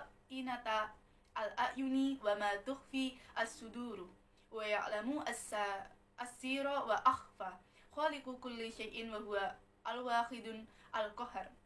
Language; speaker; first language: Arabic; non-native, learner; Indonesian